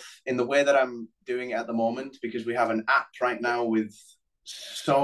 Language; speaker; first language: English; native; English